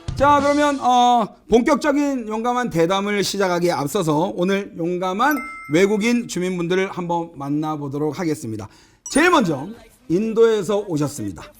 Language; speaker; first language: Korean; native; Korean